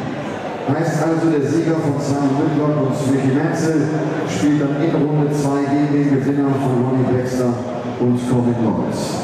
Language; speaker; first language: German; native; German